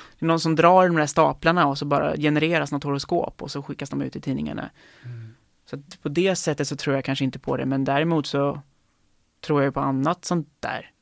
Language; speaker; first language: Swedish; native; Swedish